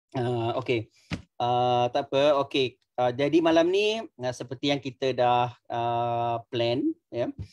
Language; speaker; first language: Malay; native; Malay